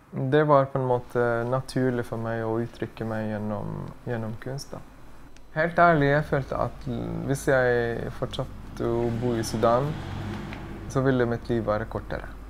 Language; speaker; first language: Norwegian; non-native, fluent; Arabic